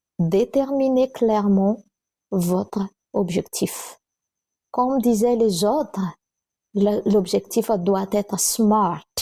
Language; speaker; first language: French; non-native, local second language; Malagasy